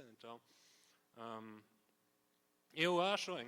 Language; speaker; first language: Portuguese; non-native, fluent; German